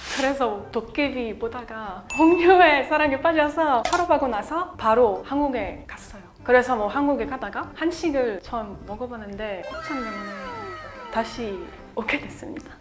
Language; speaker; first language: Korean; non-native, fluent; French